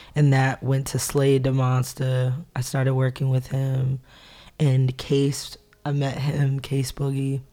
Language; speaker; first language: English; native; English